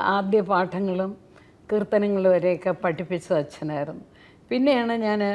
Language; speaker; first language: Malayalam; native; Malayalam